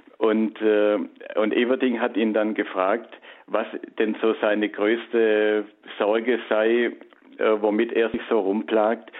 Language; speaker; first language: German; native; German